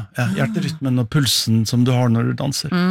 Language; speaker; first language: Norwegian; native; Norwegian